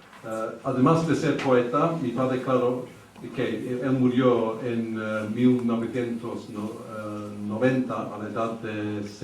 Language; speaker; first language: Spanish; early bilingual, heritage; English